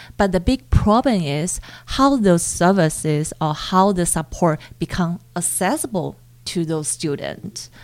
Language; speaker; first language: English; non-native, fluent; Chinese